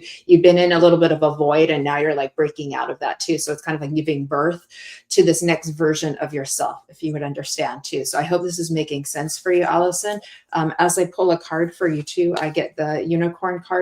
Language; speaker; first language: English; native; English